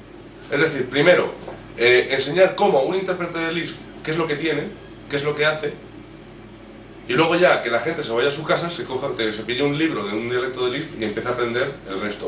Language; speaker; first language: Spanish; native; Spanish